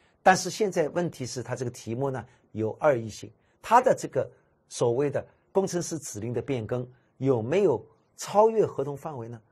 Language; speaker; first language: Chinese; native; Chinese